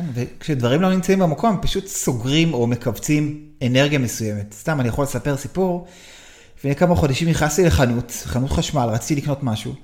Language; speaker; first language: Hebrew; native; Hebrew